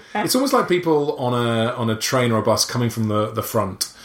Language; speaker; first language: English; native; English